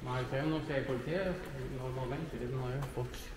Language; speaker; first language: Portuguese; non-native, learner; Norwegian